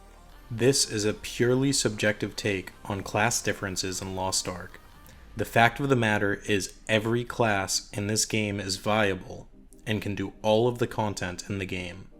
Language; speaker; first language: English; native; English